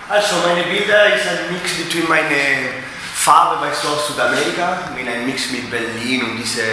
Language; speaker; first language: German; non-native, learner; Spanish